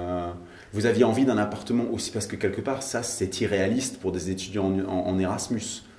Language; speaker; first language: French; native; French